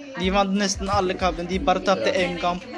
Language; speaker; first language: Norwegian; non-native, learner; Spanish